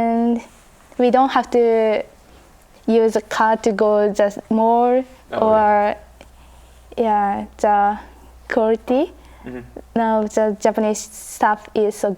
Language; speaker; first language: English; non-native, learner; Japanese